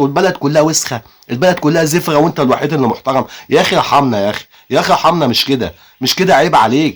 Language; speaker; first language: Arabic; native; Arabic